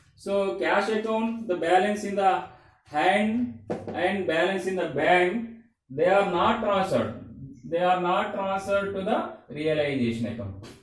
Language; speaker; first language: English; non-native, local second language; Telugu